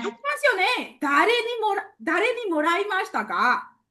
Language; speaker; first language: Japanese; non-native, fluent; Burmese